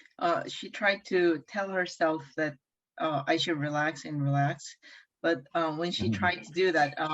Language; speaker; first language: English; non-native, fluent; Korean